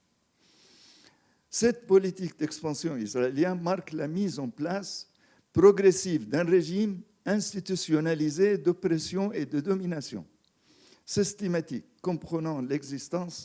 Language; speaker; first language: French; non-native, fluent; Arabic